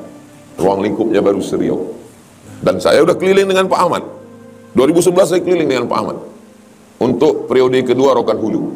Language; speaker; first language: Malay; native; Malay